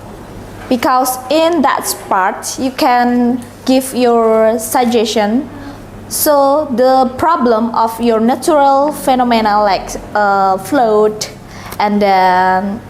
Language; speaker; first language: English; non-native, learner; Indonesian